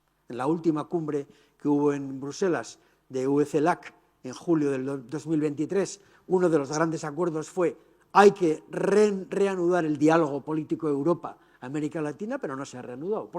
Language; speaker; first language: Spanish; native; Spanish